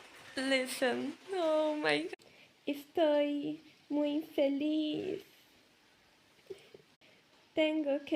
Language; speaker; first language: Spanish; non-native, learner; Portuguese